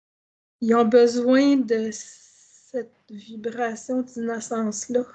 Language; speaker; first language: French; native; French